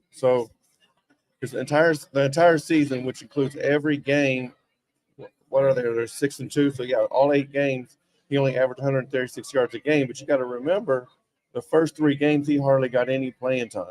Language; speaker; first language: English; native; English